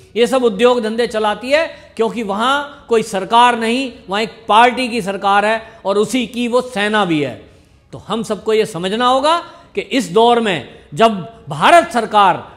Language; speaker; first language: Hindi; native; Hindi